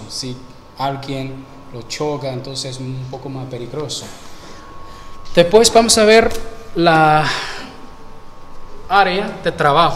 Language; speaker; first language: Spanish; non-native, fluent; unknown